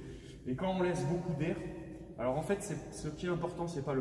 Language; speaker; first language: French; native; French